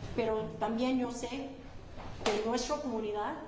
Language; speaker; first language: Spanish; early bilingual, heritage; Spanish